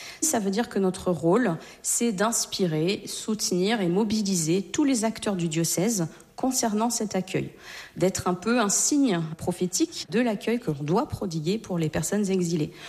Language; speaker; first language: French; native; French